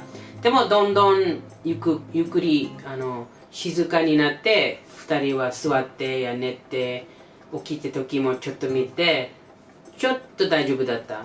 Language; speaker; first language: Japanese; non-native, learner; English